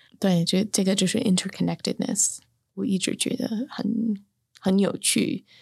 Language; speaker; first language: Chinese; non-native, fluent; English